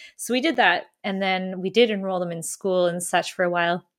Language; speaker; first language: English; early bilingual, other home language; German